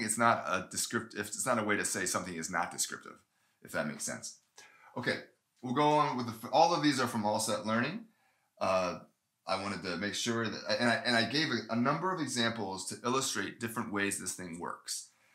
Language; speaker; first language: English; native; English